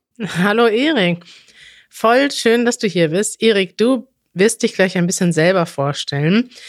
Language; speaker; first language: German; native; German